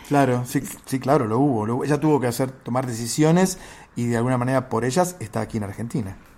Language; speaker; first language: Spanish; native; Spanish